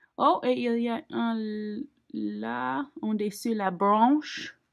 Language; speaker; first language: French; non-native, learner; English